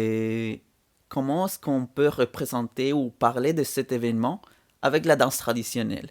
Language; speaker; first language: French; non-native, fluent; Spanish